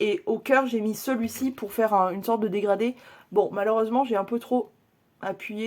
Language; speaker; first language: French; native; French